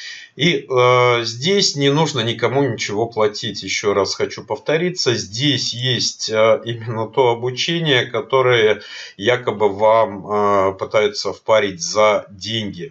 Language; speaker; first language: Russian; native; Russian